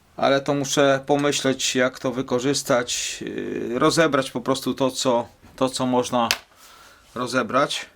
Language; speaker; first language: Polish; native; Polish